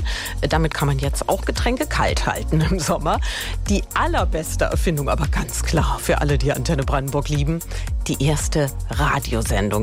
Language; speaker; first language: German; native; German